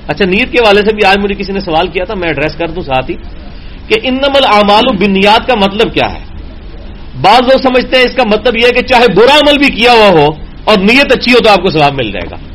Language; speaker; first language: Urdu; non-native, local second language; Punjabi